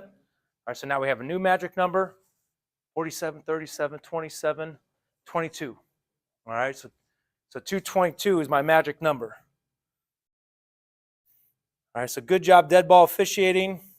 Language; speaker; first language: English; native; English